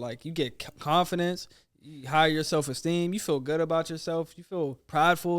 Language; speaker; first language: English; native; English